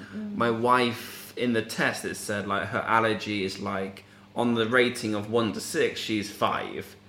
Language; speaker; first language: English; non-native, fluent; Arabic